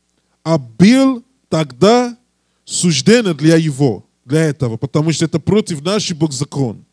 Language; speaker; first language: Russian; non-native, learner; English